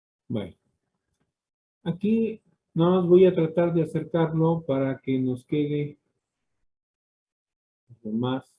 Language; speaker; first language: Spanish; native; Spanish